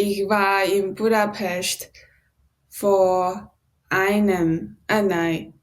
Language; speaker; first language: German; non-native, learner; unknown